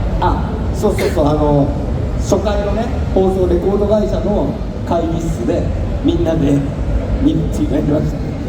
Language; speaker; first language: Japanese; native; Japanese